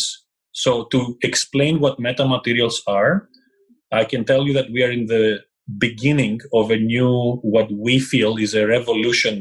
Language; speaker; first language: English; non-native, fluent; Greek